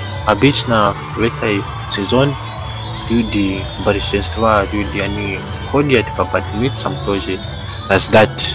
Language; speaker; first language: Russian; non-native, learner; Bemba